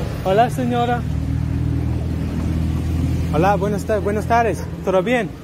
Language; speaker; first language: Spanish; non-native, learner; English